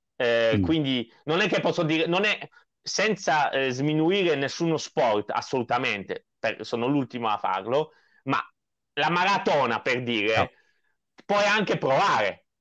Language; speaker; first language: Italian; non-native, fluent; Polish